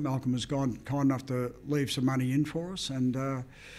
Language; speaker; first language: English; native; English